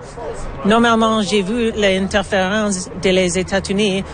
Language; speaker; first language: French; non-native, learner; English